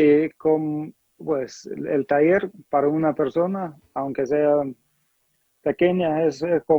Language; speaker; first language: Spanish; non-native, fluent; English